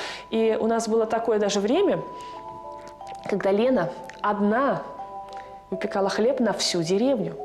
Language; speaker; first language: Russian; native; Russian